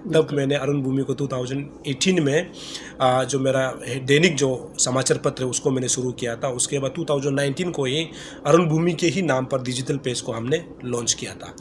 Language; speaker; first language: Hindi; non-native, local second language; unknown